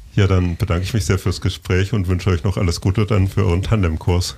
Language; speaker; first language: German; native; German